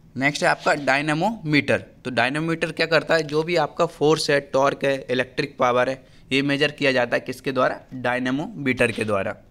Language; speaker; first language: Hindi; native; Hindi